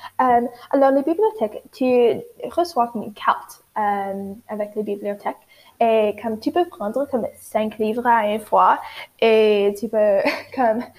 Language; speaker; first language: French; non-native, learner; English